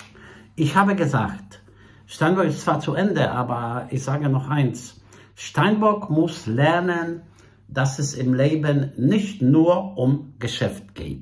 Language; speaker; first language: German; non-native, fluent; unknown